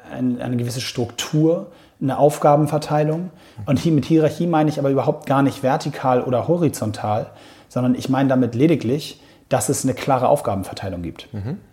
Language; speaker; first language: German; native; German